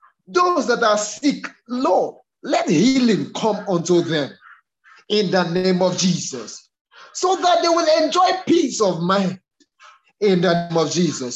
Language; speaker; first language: English; non-native, local second language; Yoruba